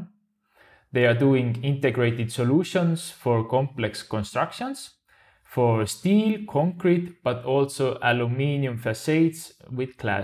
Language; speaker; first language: English; non-native, fluent; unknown